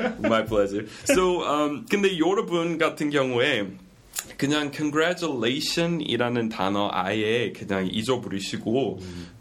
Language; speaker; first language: Korean; non-native, fluent; English